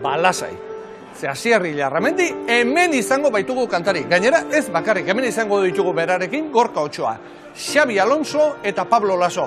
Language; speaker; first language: Basque; native; Basque